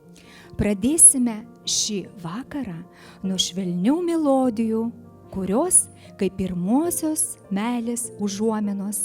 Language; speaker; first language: Lithuanian; native; Lithuanian